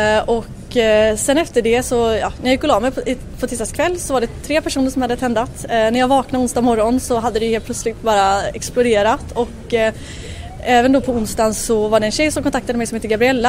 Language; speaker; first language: Swedish; native; Swedish